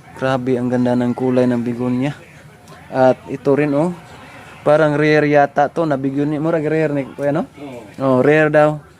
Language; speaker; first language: Filipino; non-native, local second language; Cebuano